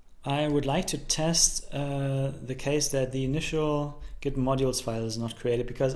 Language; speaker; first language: English; non-native, fluent; German